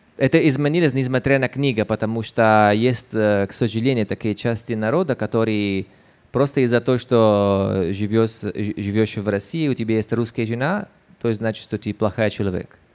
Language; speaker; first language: Russian; non-native, fluent; Italian